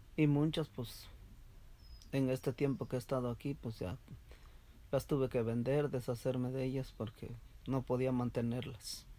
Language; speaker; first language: Spanish; native; Spanish